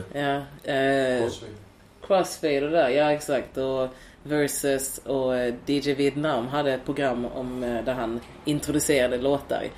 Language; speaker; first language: Swedish; native; Swedish